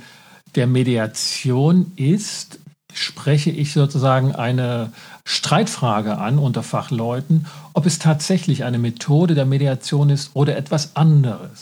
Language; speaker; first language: German; native; German